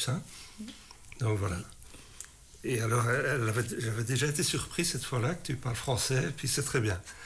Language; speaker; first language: French; native; French